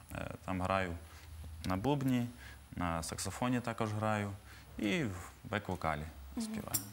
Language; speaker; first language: Ukrainian; native; Ukrainian